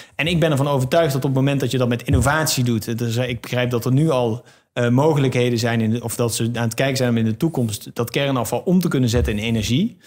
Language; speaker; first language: Dutch; native; Dutch